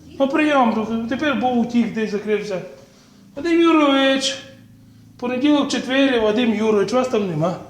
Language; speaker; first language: Ukrainian; native; Ukrainian